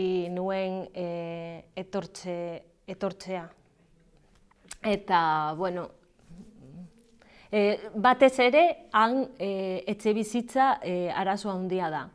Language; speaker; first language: Basque; non-native, learner; Galician